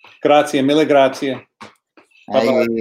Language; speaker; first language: Italian; non-native, learner; English